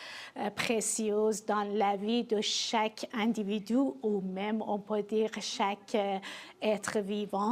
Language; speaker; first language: French; non-native, fluent; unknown